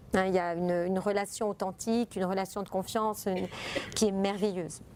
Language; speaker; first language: French; non-native, fluent; Italian